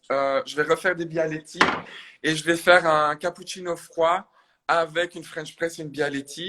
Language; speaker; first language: French; native; French